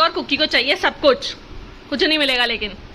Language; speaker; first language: Hindi; native; Hindi